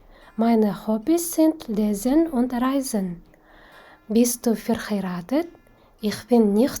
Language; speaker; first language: German; non-native, fluent; Kazakh